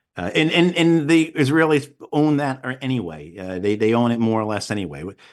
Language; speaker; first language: English; native; English